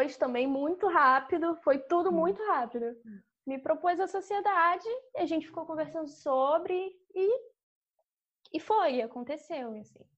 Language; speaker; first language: Portuguese; native; Portuguese